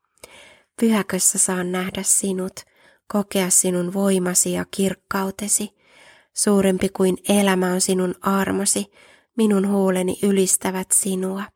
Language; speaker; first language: Finnish; native; Finnish